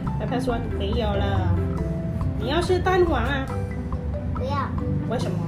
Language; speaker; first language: Chinese; non-native, fluent; Thai